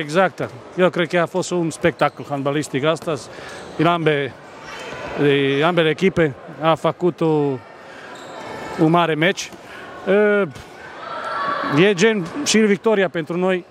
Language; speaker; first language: Romanian; non-native, fluent; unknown